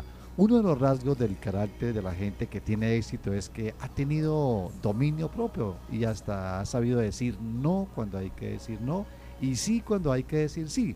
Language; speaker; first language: Spanish; native; Spanish